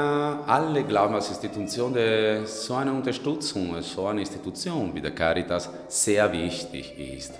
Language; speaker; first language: German; non-native, fluent; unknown